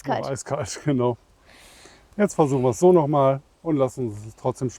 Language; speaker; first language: German; native; German